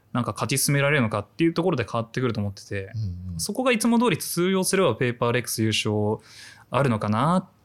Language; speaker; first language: Japanese; native; Japanese